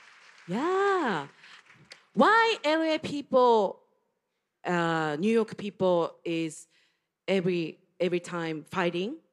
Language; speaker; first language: English; non-native, learner; Japanese